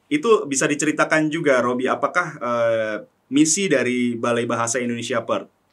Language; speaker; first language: Indonesian; native; Indonesian